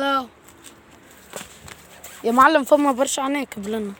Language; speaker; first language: Arabic; native; Arabic